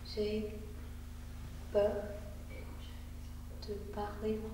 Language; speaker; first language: French; non-native, learner; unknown